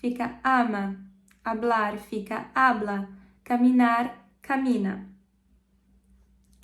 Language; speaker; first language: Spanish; non-native, fluent; Portuguese